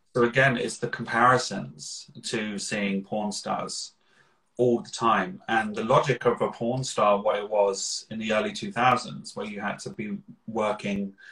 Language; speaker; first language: English; native; English